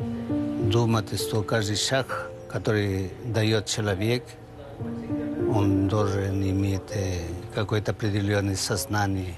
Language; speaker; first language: Russian; non-native, fluent; Spanish